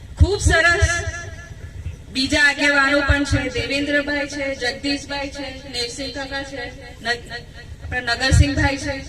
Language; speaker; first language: Gujarati; non-native, local second language; Rathawi